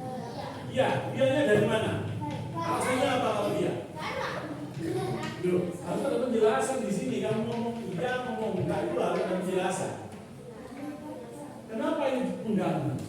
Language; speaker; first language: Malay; non-native, local second language; Javanese